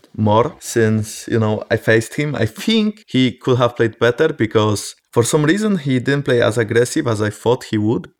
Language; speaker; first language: English; non-native, fluent; Polish